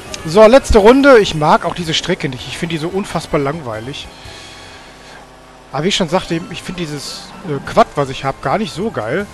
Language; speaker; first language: German; native; German